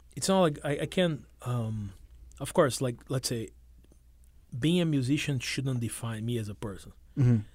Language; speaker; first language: English; non-native, fluent; Portuguese